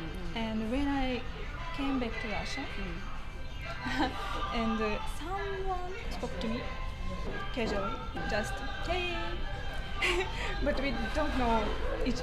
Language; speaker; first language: English; non-native, learner; Russian